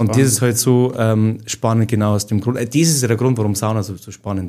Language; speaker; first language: German; native; German